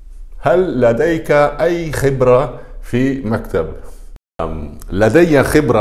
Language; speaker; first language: Arabic; non-native, fluent; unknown